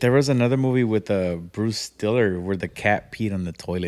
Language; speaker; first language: English; native; English